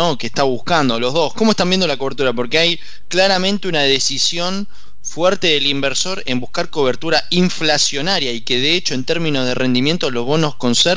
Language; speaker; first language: Spanish; native; Spanish